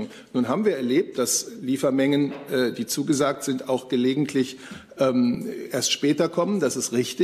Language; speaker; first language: German; native; German